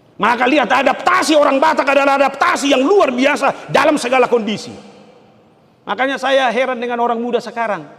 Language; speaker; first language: Indonesian; non-native, local second language; Batak Toba